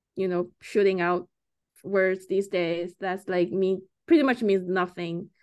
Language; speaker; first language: English; early bilingual, other home language; Chinese